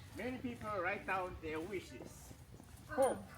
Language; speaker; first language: English; non-native, fluent; Korean